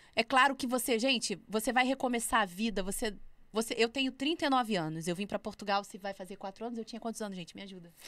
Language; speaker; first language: Portuguese; native; Portuguese